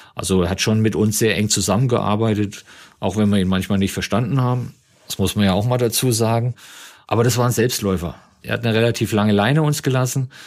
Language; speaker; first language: German; native; German